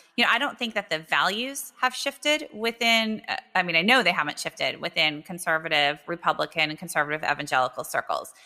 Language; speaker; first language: English; native; English